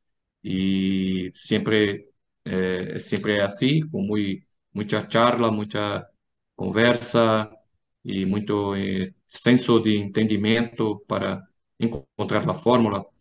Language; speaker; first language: Spanish; non-native, fluent; Portuguese